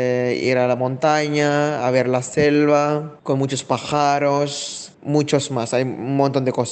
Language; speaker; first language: Spanish; non-native, fluent; Indonesian